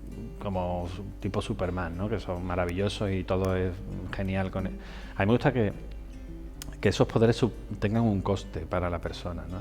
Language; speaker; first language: Spanish; native; Spanish